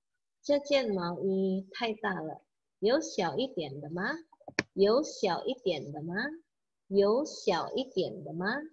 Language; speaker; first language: Chinese; non-native, fluent; Indonesian